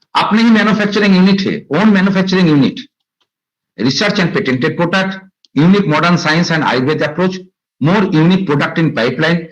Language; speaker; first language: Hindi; non-native, local second language; Bangla